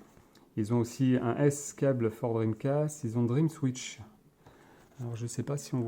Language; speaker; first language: French; native; French